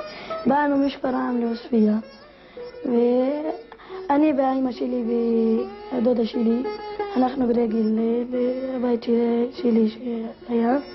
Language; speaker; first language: Hebrew; non-native, local second language; Arabic